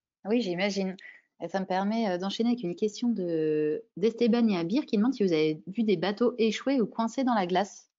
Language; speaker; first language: French; native; French